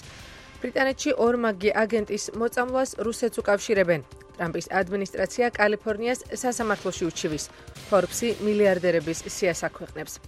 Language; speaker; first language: Georgian; native; Georgian